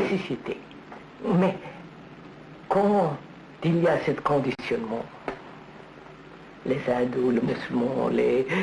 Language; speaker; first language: French; non-native, learner; Telugu